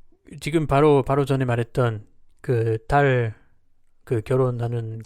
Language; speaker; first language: Korean; non-native, learner; French